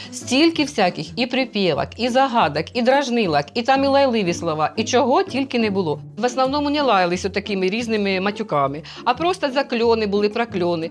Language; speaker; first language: Ukrainian; native; Ukrainian